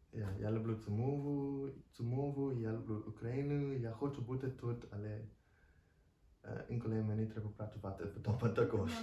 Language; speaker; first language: Ukrainian; non-native, learner; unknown